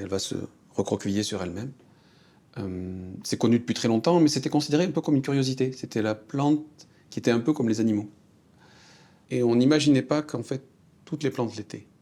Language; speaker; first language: French; native; French